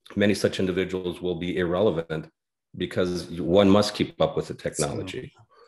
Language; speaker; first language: English; native; English